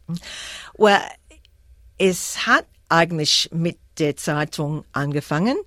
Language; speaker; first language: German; non-native, fluent; English